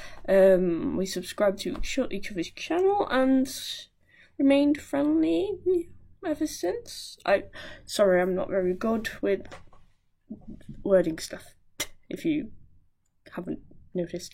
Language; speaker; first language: English; native; English